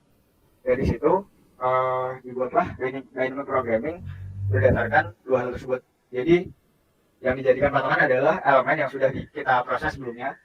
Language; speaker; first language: Indonesian; native; Indonesian